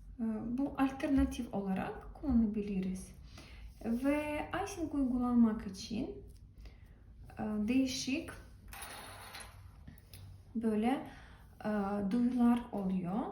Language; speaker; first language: Turkish; non-native, learner; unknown